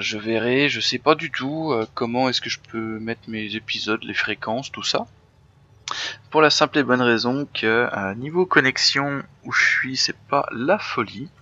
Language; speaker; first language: French; native; French